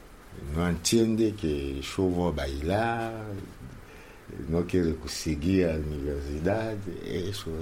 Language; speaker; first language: Spanish; non-native, learner; Lingala